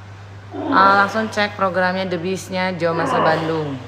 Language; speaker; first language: Indonesian; native; Indonesian